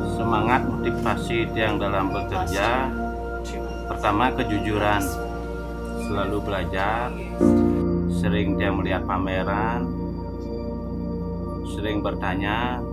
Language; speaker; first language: Indonesian; non-native, local second language; Balinese